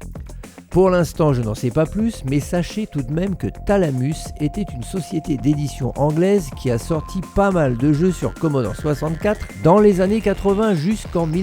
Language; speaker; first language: French; native; French